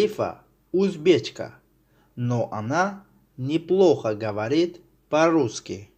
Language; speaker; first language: Russian; non-native, fluent; Tajik